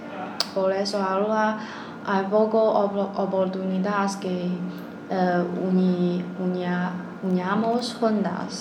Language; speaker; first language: Spanish; non-native, learner; Chinese